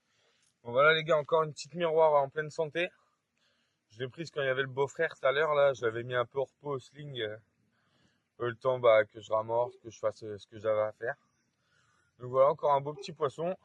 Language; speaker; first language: French; native; French